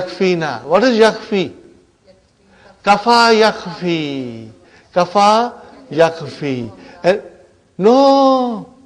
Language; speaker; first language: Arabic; non-native, fluent; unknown